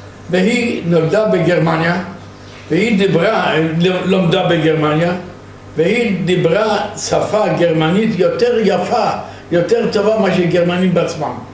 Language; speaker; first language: Hebrew; non-native, fluent; Yiddish